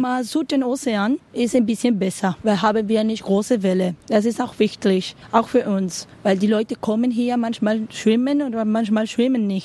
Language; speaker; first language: German; non-native, learner; Spanish